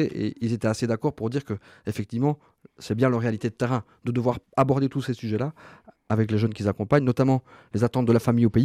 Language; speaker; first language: French; native; French